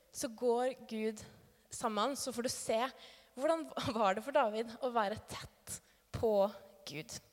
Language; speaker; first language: Norwegian; native; Norwegian